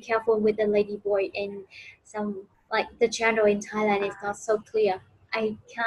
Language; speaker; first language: English; non-native, fluent; Vietnamese